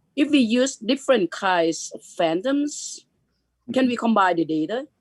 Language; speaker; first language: English; non-native, fluent; Thai